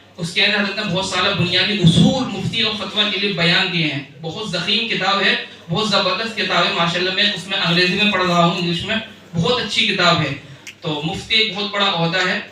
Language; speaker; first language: Urdu; native; Urdu